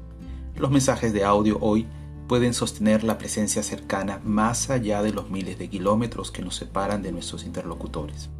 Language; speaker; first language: Spanish; native; Spanish